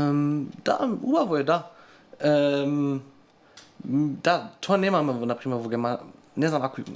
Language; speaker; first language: Macedonian; non-native, learner; German